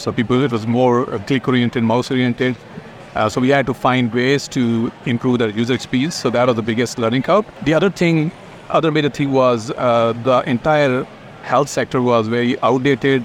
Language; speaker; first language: English; non-native, local second language; Urdu